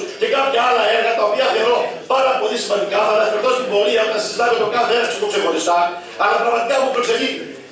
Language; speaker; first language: Greek; native; Greek